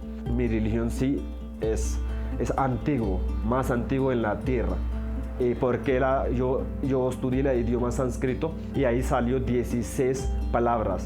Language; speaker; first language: Spanish; non-native, learner; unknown